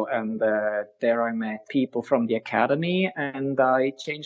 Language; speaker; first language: English; non-native, fluent; Swiss German